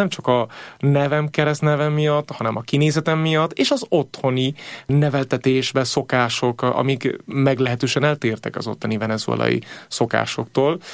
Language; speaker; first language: Hungarian; non-native, fluent; Spanish